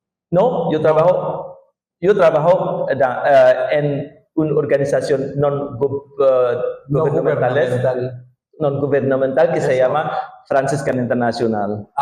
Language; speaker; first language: Spanish; non-native, learner; Indonesian